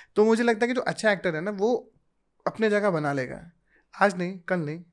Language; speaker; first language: Hindi; native; Hindi